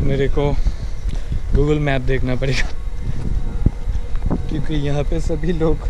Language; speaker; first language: Hindi; non-native, local second language; Bangla